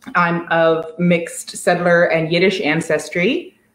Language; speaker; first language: English; native; English